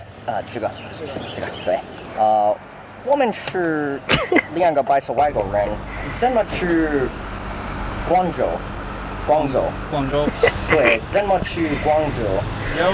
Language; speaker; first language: Chinese; non-native, learner; English